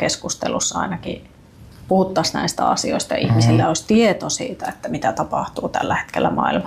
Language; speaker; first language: Finnish; native; Finnish